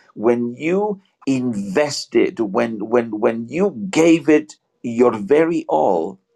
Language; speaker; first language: English; non-native, fluent; Spanish